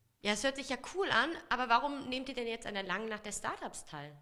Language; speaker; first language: German; native; German